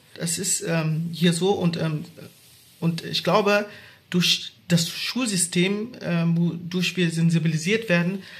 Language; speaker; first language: German; native; German